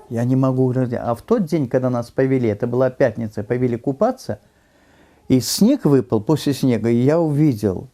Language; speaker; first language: Russian; non-native, local second language; Turkmen